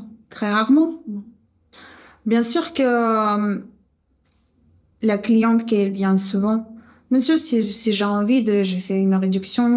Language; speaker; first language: French; non-native, fluent; Russian